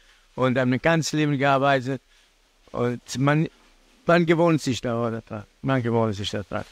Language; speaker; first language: German; non-native, fluent; Italian